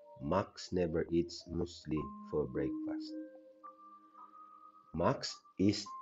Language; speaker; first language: English; non-native, learner; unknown